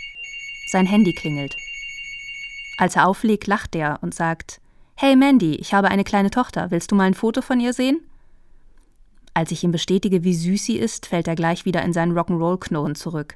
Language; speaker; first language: German; native; German